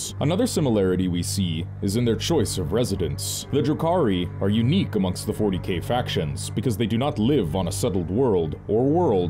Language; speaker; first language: English; native; English